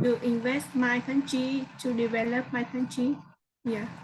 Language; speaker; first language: English; non-native, learner; Vietnamese